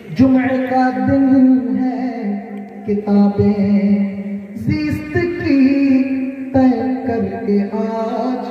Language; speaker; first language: Hindi; native; Hindi